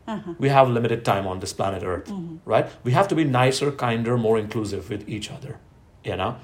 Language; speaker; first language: English; non-native, local second language; Gujarati